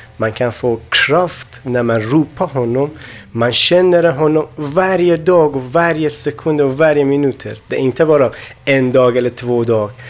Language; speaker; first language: Swedish; non-native, learner; Persian